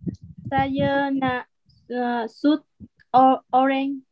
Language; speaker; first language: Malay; non-native, learner; Vietnamese